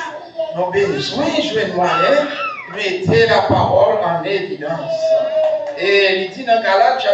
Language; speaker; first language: French; non-native, local second language; Haitian Creole